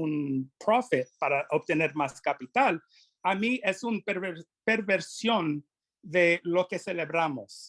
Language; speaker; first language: Spanish; non-native, fluent; English